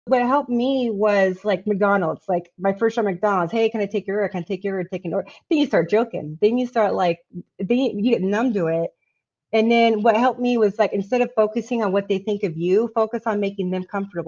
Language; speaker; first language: English; native; English